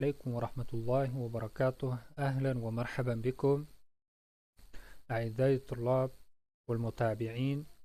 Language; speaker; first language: Arabic; non-native, fluent; Uzbek